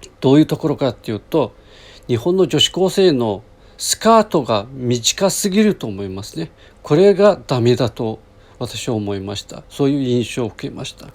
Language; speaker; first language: Japanese; non-native, fluent; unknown